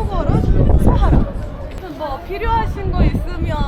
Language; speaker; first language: Korean; non-native, learner; Persian